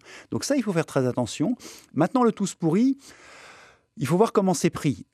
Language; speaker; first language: French; native; French